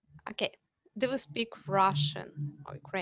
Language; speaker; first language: English; non-native, fluent; Ukrainian